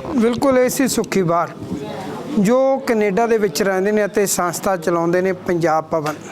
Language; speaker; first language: Punjabi; native; Punjabi